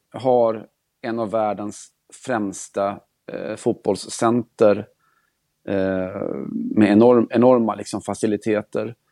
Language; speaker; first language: Swedish; native; Swedish